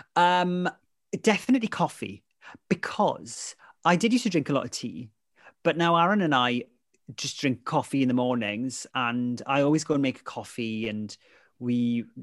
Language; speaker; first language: English; non-native, local second language; Welsh